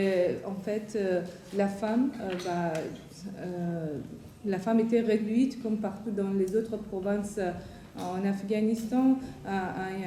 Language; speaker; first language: French; non-native, fluent; Persian